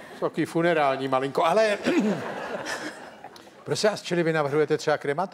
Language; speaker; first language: Czech; native; Czech